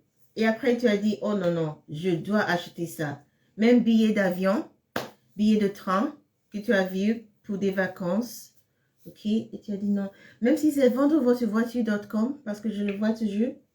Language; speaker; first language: French; non-native, fluent; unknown